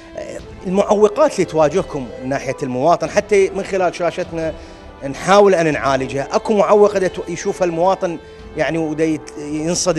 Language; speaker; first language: Arabic; native; Arabic